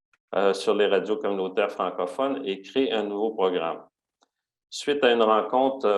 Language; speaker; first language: French; native; French